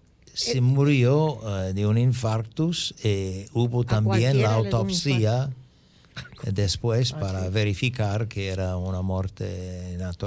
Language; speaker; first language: Spanish; non-native, fluent; English